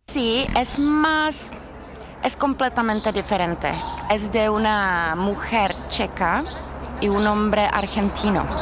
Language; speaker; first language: Spanish; non-native, fluent; Czech